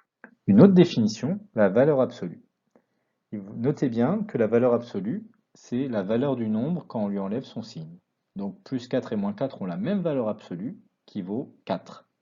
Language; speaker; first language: French; native; French